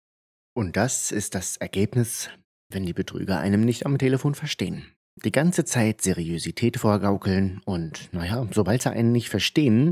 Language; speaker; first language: German; native; German